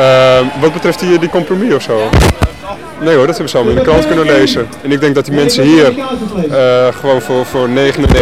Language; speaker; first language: Dutch; native; Dutch